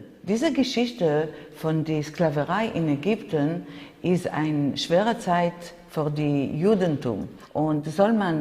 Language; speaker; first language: German; non-native, fluent; Hebrew